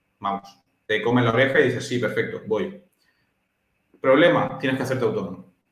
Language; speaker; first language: Spanish; native; Spanish